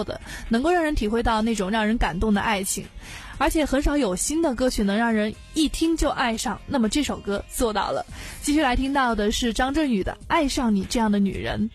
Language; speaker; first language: Chinese; native; Chinese